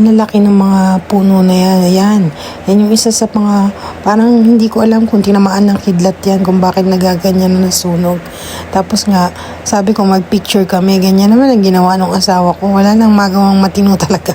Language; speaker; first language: Filipino; native; Filipino